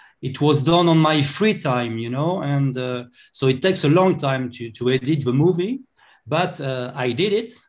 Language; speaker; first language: English; non-native, learner; French